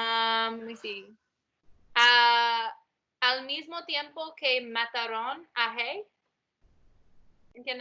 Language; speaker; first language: Spanish; non-native, learner; English